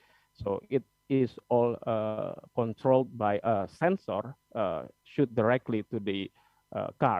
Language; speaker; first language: English; non-native, fluent; Indonesian